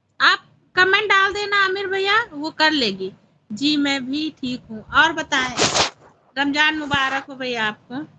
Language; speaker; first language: Hindi; native; Hindi